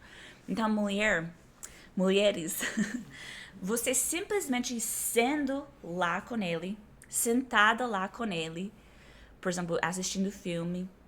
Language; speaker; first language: Portuguese; non-native, fluent; English